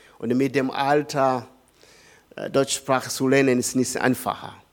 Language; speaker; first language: German; non-native, learner; Swahili